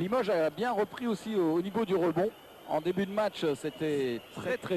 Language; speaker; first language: French; native; French